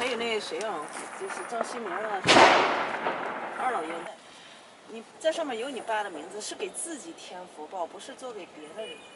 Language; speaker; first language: Chinese; native; Chinese